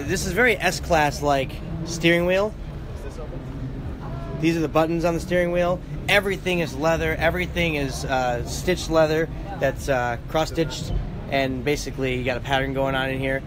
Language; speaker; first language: English; native; English